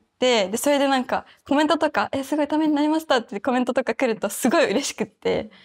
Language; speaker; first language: Japanese; native; Japanese